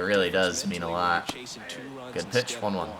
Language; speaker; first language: English; native; English